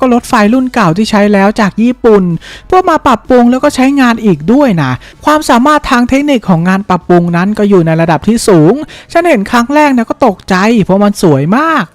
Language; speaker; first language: Thai; native; Thai